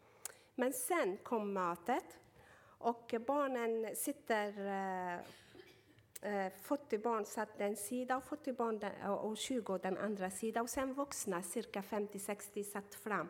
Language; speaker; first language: Swedish; non-native, fluent; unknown